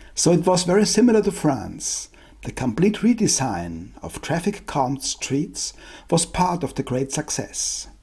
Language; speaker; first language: English; non-native, fluent; German